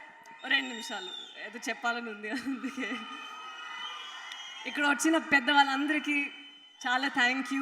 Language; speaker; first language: Telugu; non-native, fluent; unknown